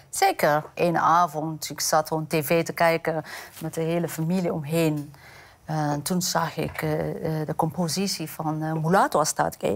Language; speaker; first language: Dutch; non-native, fluent; Amharic